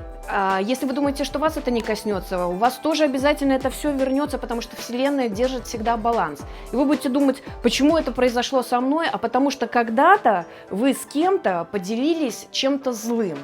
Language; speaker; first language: Russian; native; Russian